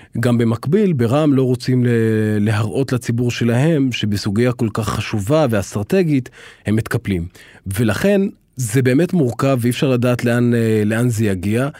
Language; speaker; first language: Hebrew; non-native, local second language; Arabic